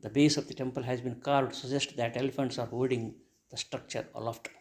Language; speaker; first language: English; non-native, local second language; Kannada